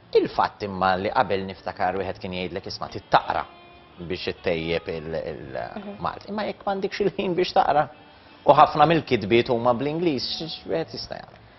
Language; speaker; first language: Maltese; native; Maltese